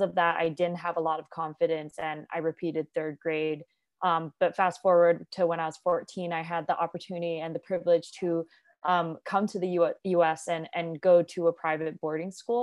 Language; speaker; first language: English; non-native, local second language; Cantonese